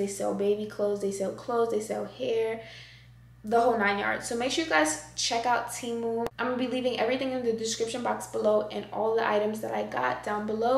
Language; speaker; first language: English; native; English